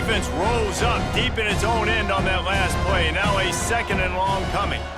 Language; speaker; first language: English; native; English